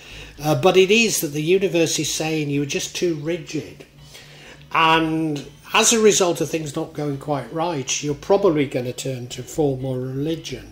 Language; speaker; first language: English; native; English